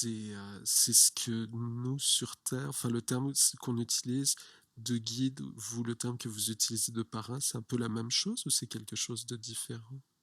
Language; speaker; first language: French; native; French